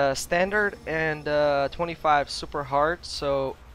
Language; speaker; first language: English; non-native, fluent; Russian